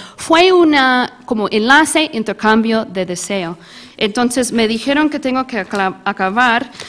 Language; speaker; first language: Spanish; early bilingual, heritage; Spanish